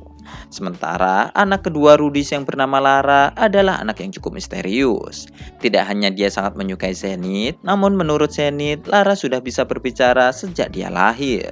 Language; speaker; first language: Indonesian; native; Indonesian